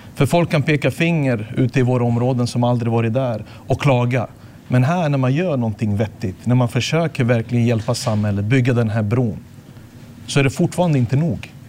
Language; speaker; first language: Swedish; early bilingual, other home language; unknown